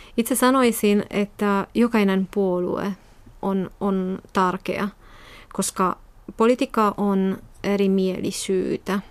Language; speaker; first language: Finnish; non-native, fluent; Romanian